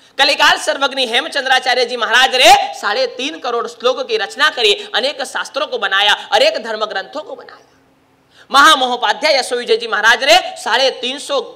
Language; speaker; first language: Hindi; non-native, local second language; Gujarati